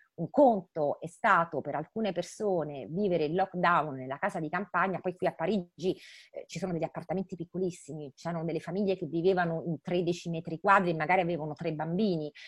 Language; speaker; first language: Italian; native; Italian